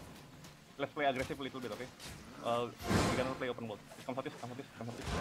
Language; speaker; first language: English; non-native, learner; Indonesian